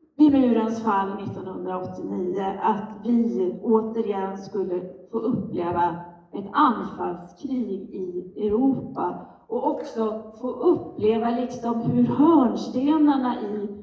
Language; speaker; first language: Swedish; native; Swedish